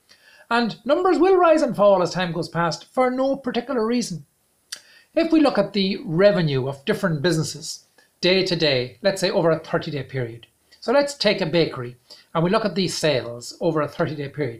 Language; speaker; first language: English; native; English